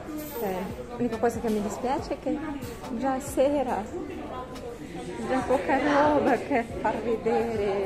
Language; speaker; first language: Italian; non-native, learner; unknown